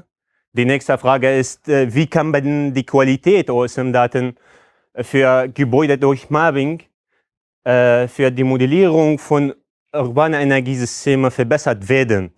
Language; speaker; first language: German; non-native, fluent; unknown